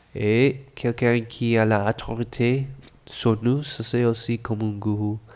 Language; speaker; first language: French; non-native, fluent; English